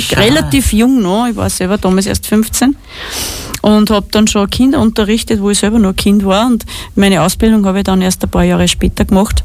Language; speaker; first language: German; native; German